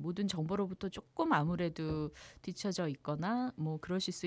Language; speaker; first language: Korean; native; Korean